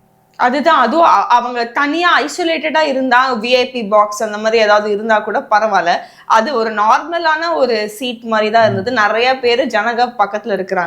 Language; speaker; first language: Tamil; native; Tamil